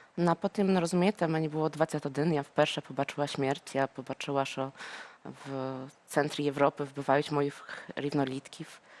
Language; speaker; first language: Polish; native; Polish